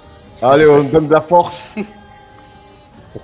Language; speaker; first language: French; native; French